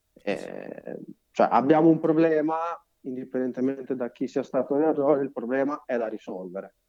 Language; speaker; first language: Italian; native; Italian